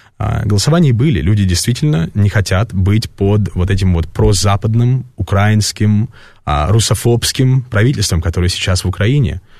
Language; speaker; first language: Russian; early bilingual, heritage; Russian